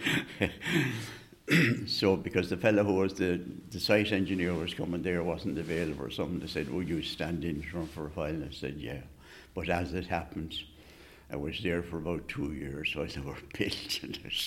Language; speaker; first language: English; native; English